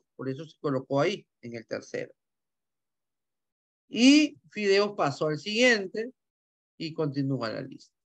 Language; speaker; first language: Spanish; native; Spanish